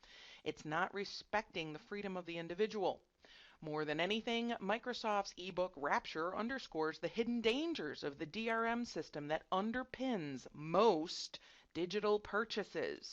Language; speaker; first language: English; native; English